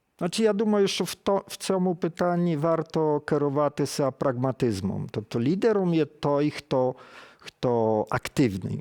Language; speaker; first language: Ukrainian; early bilingual, heritage; Ukrainian